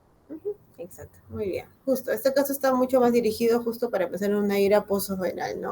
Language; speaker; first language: Spanish; native; Spanish